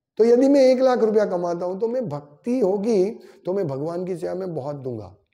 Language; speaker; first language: Hindi; non-native, local second language; Gujarati